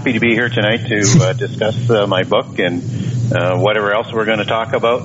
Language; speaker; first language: English; native; English